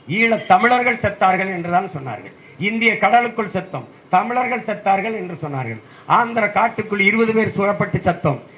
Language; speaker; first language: Tamil; native; Tamil